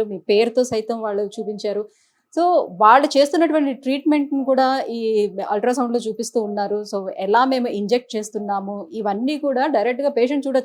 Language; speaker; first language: Telugu; native; Telugu